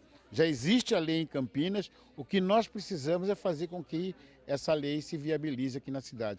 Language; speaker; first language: Portuguese; native; Portuguese